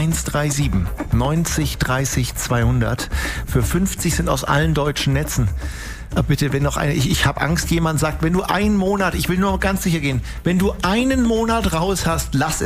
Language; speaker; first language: German; native; German